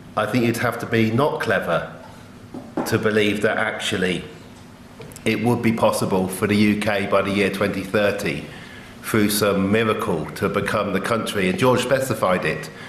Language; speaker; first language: English; native; English